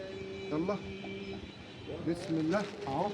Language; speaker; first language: Arabic; native; Arabic